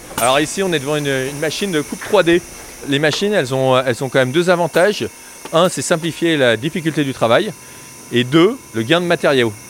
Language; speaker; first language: French; native; French